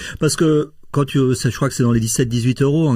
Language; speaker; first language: French; native; French